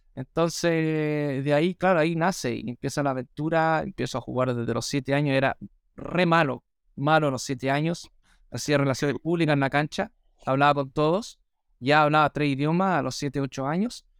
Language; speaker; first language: Spanish; non-native, fluent; English